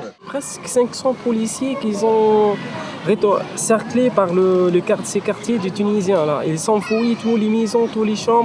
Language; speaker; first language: French; non-native, local second language; Arabic